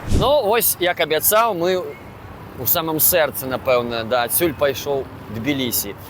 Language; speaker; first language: Belarusian; native; Belarusian